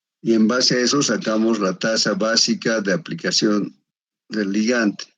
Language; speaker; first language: Spanish; native; Spanish